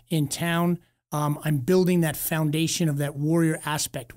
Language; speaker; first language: English; native; English